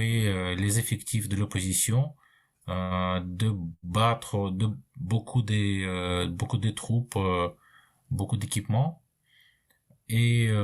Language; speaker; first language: French; non-native, fluent; Russian